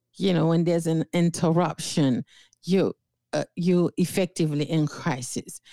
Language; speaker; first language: English; non-native, fluent; Haitian Creole